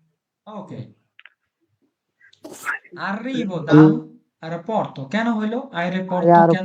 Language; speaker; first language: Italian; non-native, fluent; Bangla